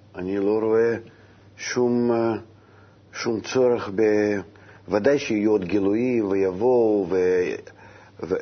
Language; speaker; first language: Hebrew; non-native, fluent; Russian